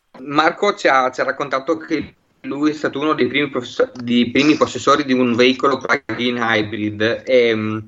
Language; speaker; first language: Italian; native; Italian